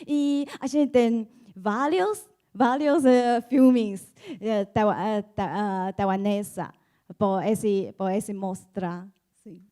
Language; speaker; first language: Portuguese; non-native, learner; Chinese